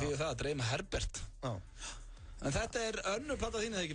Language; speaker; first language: Icelandic; native; Icelandic